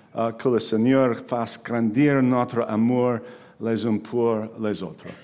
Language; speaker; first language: French; non-native, learner; English